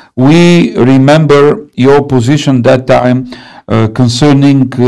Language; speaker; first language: English; non-native, learner; Bulgarian